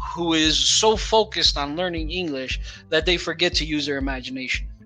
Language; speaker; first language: English; non-native, fluent; Portuguese